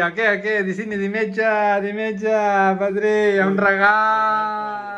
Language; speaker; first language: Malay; non-native, fluent; Catalan